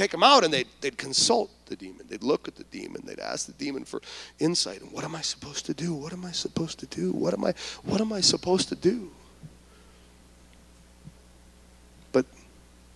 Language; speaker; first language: English; native; English